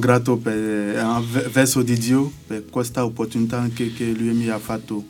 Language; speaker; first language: Italian; non-native, learner; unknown